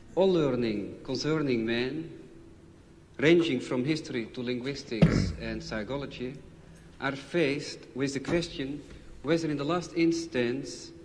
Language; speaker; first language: English; non-native, fluent; Dutch